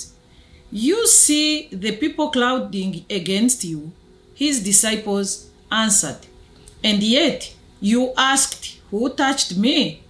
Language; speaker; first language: English; non-native, local second language; Kinyarwanda